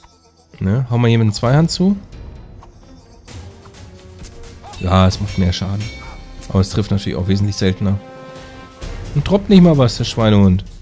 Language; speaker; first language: German; native; German